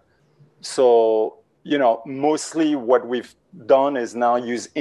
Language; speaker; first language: English; non-native, fluent; French